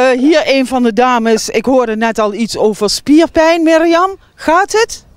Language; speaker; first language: Dutch; native; Dutch